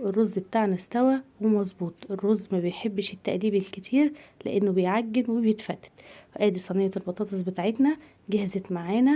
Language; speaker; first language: Arabic; native; Arabic